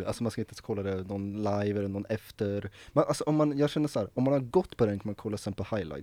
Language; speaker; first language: Swedish; native; Swedish